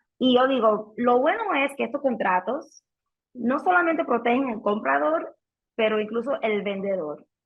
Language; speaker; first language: Spanish; early bilingual, heritage; Spanish